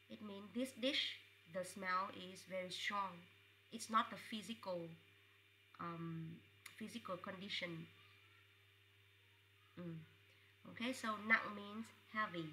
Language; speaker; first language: English; non-native, fluent; Vietnamese